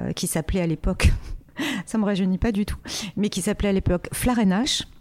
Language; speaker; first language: French; native; French